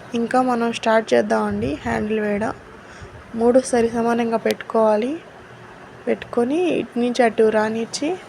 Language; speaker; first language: Telugu; non-native, local second language; Urdu